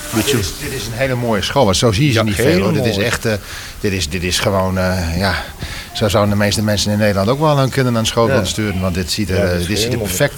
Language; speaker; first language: Dutch; native; Dutch